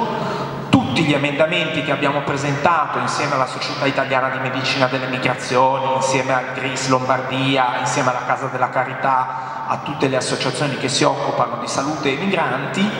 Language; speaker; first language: Italian; native; Italian